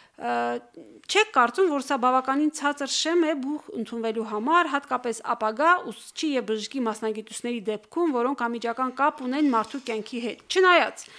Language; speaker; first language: Armenian; native; Armenian